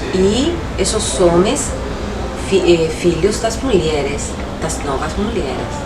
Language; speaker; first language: Portuguese; non-native, local second language; Spanish